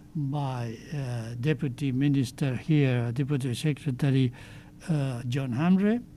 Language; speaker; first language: English; non-native, fluent; Spanish